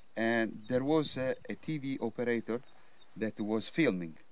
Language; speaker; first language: English; non-native, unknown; Italian